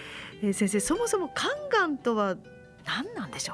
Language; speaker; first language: Japanese; native; Japanese